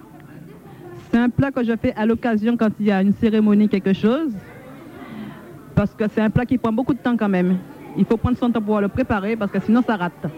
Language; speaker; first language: French; native; French